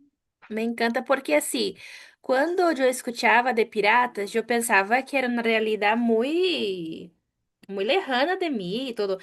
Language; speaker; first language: Spanish; non-native, fluent; Portuguese